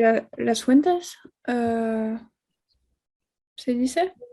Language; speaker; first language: Spanish; non-native, fluent; French